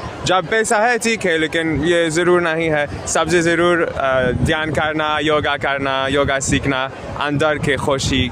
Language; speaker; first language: Hindi; non-native, learner; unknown